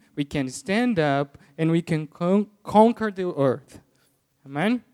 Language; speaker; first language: English; non-native, fluent; Portuguese